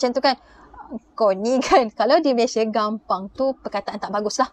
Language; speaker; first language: Malay; native; Malay